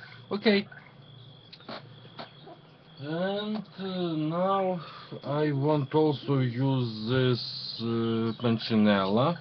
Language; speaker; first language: English; non-native, learner; Ukrainian